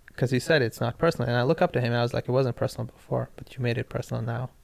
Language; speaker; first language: English; non-native, local second language; Pashto